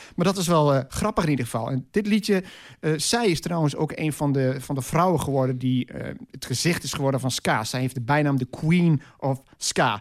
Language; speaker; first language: Dutch; native; Dutch